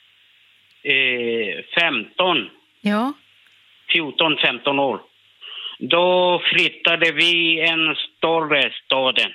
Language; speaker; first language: Swedish; non-native, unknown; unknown